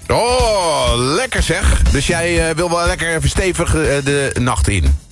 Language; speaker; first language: Dutch; native; Dutch